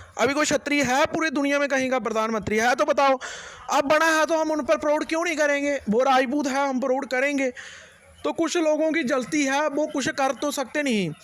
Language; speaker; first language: Hindi; native; Hindi